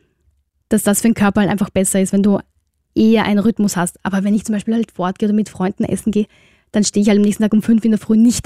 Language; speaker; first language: German; native; German